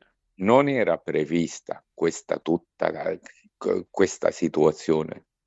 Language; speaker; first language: Italian; non-native, fluent; Arabic